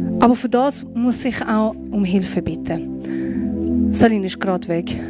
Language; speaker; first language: German; non-native, fluent; Persian